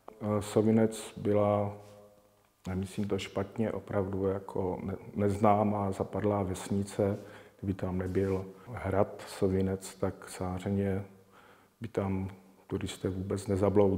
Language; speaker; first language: Czech; native; Czech